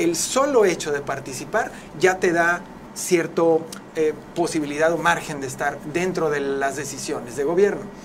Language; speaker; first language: Spanish; native; Spanish